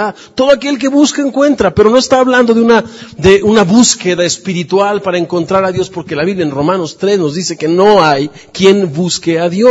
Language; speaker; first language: Spanish; native; Spanish